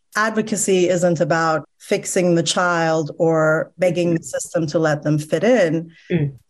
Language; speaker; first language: English; early bilingual, other home language; Persian